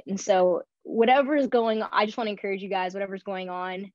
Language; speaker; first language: English; native; English